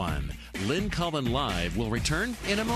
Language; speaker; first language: English; native; English